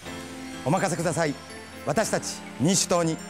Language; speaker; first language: Japanese; native; Japanese